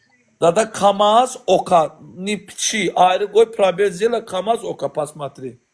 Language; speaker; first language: Russian; non-native, learner; Azerbaijani